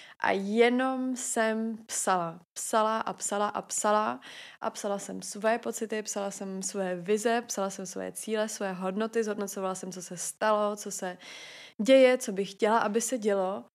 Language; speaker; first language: Czech; native; Czech